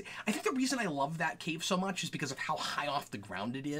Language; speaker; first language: English; native; English